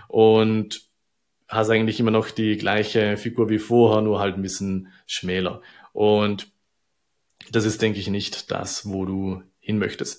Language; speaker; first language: German; native; German